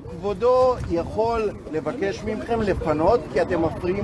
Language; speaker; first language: Hebrew; native; Hebrew